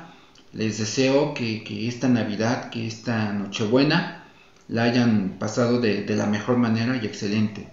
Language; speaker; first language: Spanish; native; Spanish